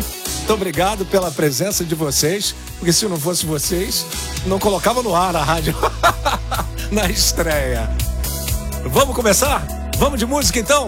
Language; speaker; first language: Portuguese; native; Portuguese